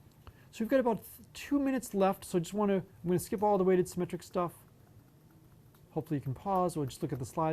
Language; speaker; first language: English; native; English